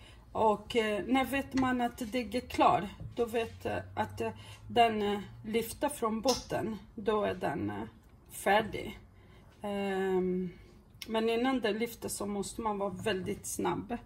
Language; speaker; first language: Swedish; non-native, fluent; Portuguese